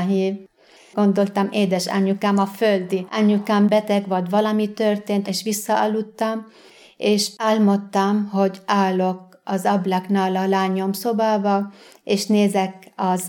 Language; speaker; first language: Hungarian; non-native, fluent; Arabic